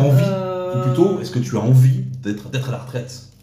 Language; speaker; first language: French; native; French